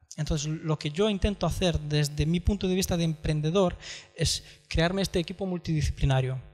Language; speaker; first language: Spanish; non-native, fluent; Romanian